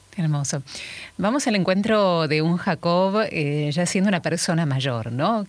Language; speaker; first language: Spanish; native; Spanish